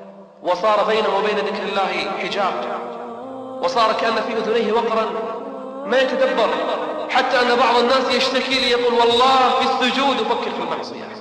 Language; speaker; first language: Arabic; native; Arabic